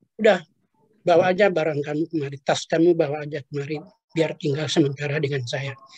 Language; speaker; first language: Indonesian; non-native, local second language; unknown